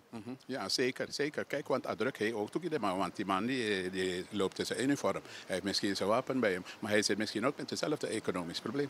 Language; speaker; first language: Dutch; native; Dutch